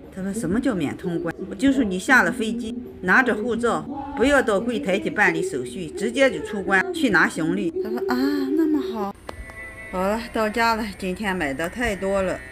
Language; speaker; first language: Chinese; native; Chinese